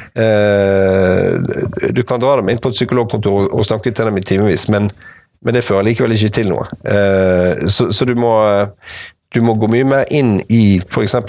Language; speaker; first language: Norwegian; native; Norwegian